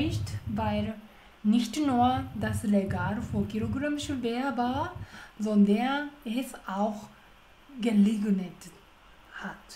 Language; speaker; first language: German; non-native, learner; Japanese